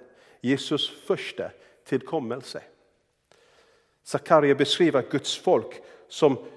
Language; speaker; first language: Swedish; non-native, fluent; English